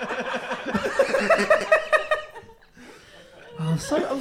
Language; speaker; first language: English; native; English